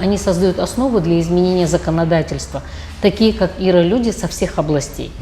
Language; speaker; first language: Russian; non-native, local second language; Kazakh